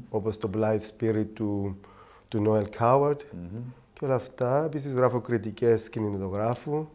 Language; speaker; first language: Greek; native; Greek